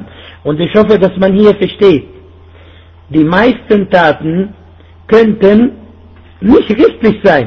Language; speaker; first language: German; non-native, fluent; Arabic